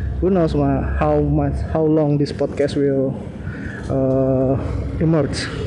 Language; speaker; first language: English; non-native, learner; Indonesian